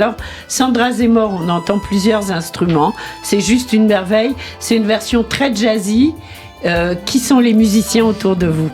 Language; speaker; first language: French; native; French